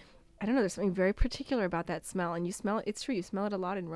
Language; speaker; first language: English; native; English